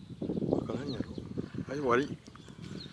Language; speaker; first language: Japanese; native; Japanese